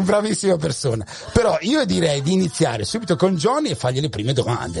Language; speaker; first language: Italian; native; Italian